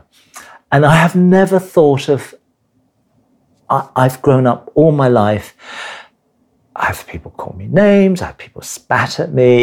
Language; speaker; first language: English; non-native, local second language; Cantonese